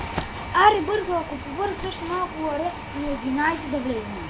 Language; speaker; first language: Bulgarian; native; Bulgarian